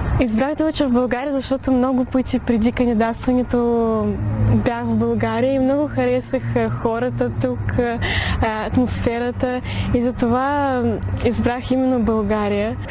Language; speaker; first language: Bulgarian; early bilingual, heritage; Bulgarian